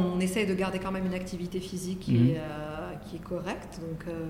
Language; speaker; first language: French; non-native, local second language; Arabic